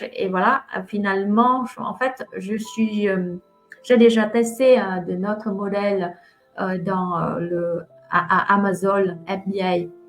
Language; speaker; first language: French; non-native, fluent; Vietnamese